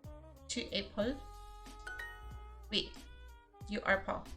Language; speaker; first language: French; non-native, learner; English